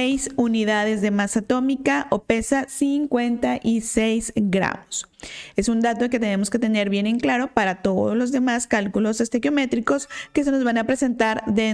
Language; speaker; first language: Spanish; native; Spanish